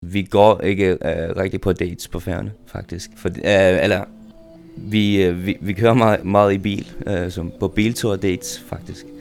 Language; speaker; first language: Danish; non-native, local second language; Faroese